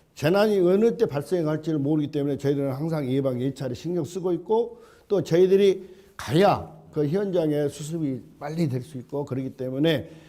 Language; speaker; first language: Korean; native; Korean